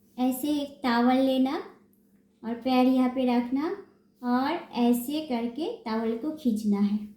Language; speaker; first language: Hindi; non-native, local second language; Bangla